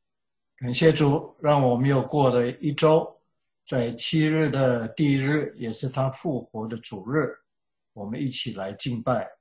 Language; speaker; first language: Chinese; native; Chinese